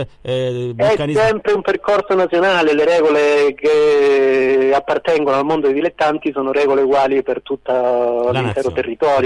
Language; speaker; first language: Italian; native; Italian